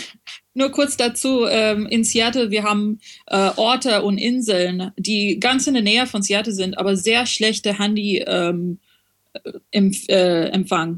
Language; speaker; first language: German; non-native, learner; French